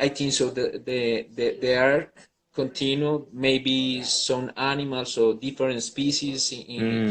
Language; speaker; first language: English; non-native, learner; Spanish